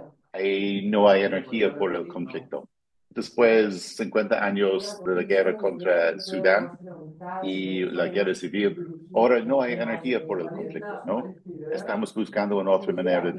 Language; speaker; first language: Spanish; non-native, fluent; English